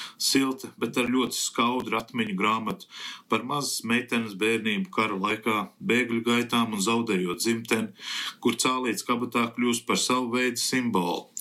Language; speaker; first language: Latvian; early bilingual, heritage; Latvian